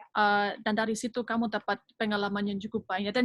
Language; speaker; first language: Indonesian; non-native, fluent; German